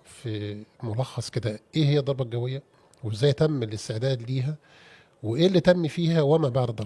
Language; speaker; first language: Arabic; native; Arabic